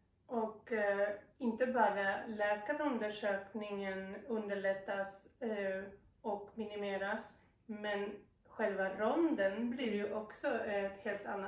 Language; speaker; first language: Swedish; non-native, fluent; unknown